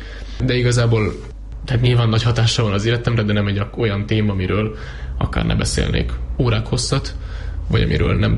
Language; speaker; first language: Hungarian; native; Hungarian